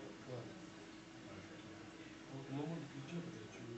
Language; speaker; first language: French; non-native, fluent; Russian